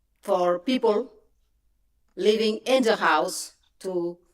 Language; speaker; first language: English; non-native, fluent; French